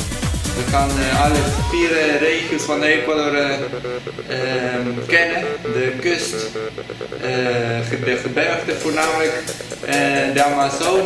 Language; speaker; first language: Dutch; early bilingual, heritage; Spanish